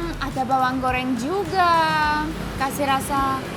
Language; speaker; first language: Indonesian; non-native, fluent; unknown